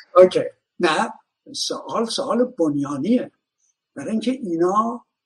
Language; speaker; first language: Persian; native; Persian